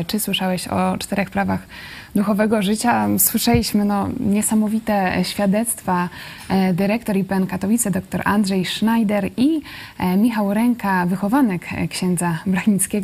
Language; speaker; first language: Polish; native; Polish